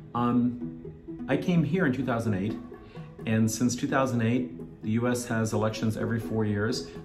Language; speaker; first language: English; native; English